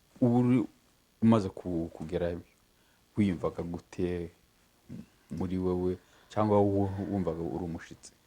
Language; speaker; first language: Kinyarwanda; native; Kinyarwanda